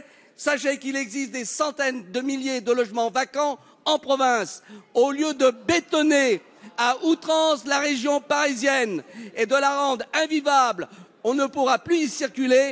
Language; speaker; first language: French; native; French